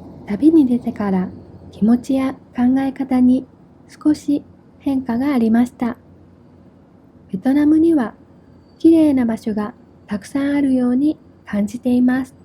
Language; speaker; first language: Japanese; non-native, fluent; Vietnamese